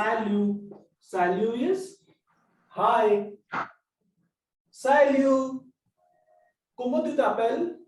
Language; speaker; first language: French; non-native, learner; Hindi